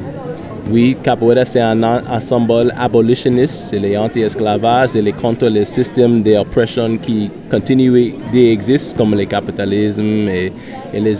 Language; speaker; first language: French; non-native, learner; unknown